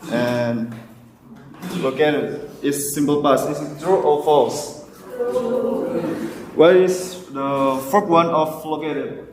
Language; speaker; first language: English; non-native, learner; Indonesian